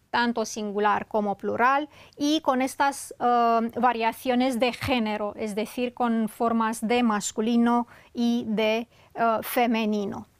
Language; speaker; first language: Spanish; non-native, fluent; Romanian